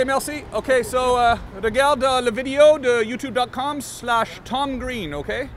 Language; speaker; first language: French; non-native, learner; English